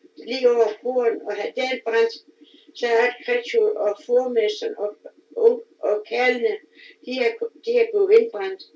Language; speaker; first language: Danish; native; Danish